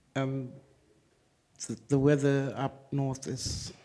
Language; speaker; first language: English; native; English